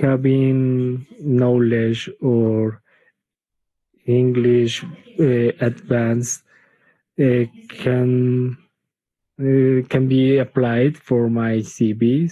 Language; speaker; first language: English; non-native, learner; Spanish